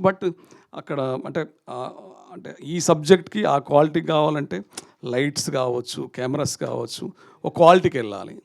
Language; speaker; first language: Telugu; native; Telugu